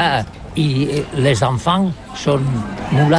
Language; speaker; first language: French; non-native, learner; Catalan